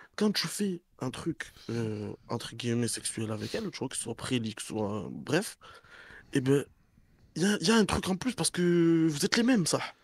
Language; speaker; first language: French; native; French